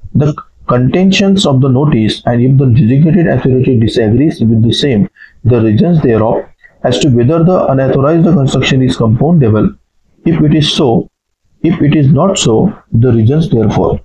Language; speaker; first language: English; non-native, local second language; Marathi